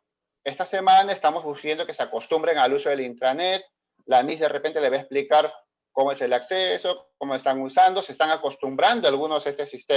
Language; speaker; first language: Spanish; native; Spanish